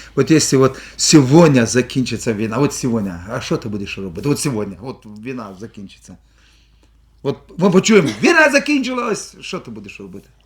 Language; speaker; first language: Ukrainian; non-native, local second language; Russian